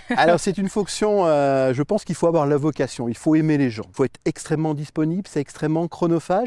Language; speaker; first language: French; native; French